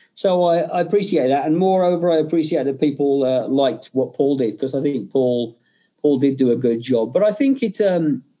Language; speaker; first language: English; native; English